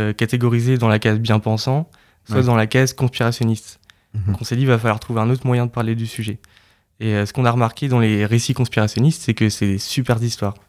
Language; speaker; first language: French; native; French